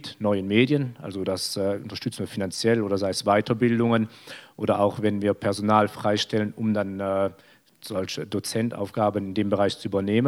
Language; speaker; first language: German; native; German